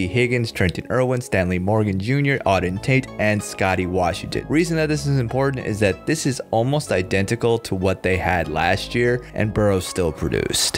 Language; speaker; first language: English; native; English